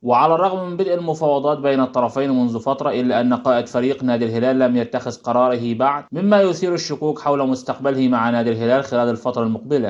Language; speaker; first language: Arabic; native; Arabic